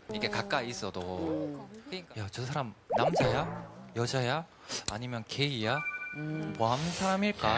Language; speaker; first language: Korean; native; Korean